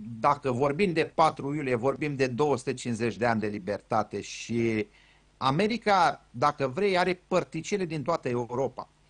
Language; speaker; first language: Romanian; native; Romanian